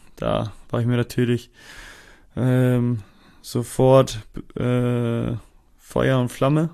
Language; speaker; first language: German; native; German